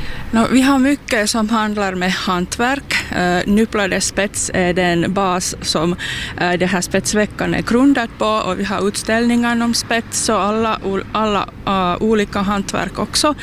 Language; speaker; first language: Swedish; non-native, local second language; Finnish